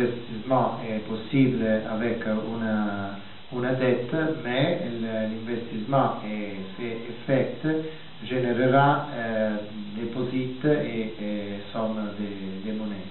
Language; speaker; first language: French; non-native, fluent; Italian